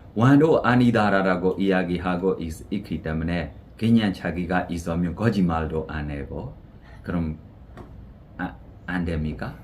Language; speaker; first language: Korean; non-native, fluent; Burmese